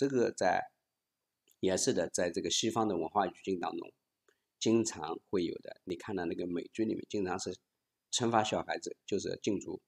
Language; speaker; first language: Chinese; native; Chinese